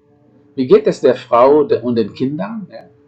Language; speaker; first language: German; non-native, fluent; Indonesian